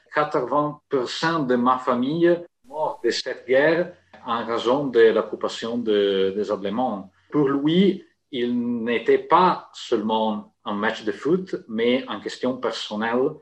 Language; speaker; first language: French; non-native, fluent; Italian